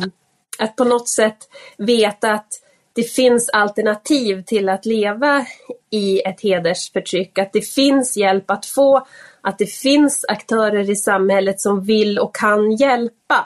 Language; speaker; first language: Swedish; native; Swedish